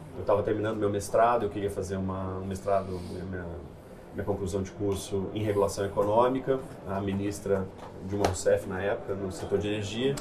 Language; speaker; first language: Portuguese; native; Portuguese